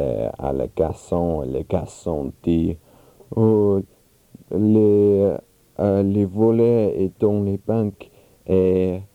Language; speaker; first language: French; non-native, learner; English